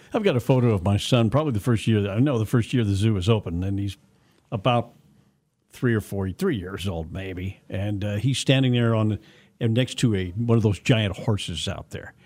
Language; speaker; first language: English; native; English